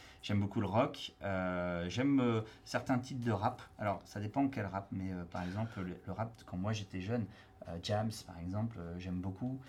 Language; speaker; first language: French; native; French